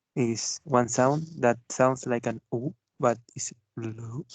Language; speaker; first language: English; non-native, fluent; Spanish